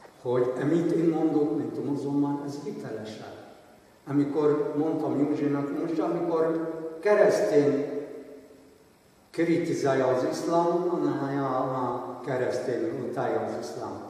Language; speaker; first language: Hungarian; non-native, fluent; Arabic